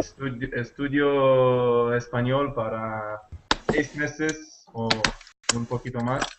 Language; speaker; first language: Spanish; non-native, learner; Hebrew